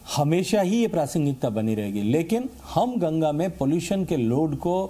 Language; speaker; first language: Hindi; native; Hindi